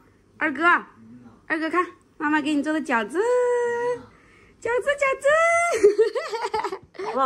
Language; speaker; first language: Chinese; native; Chinese